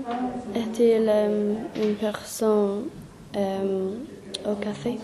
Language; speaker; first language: French; non-native, learner; English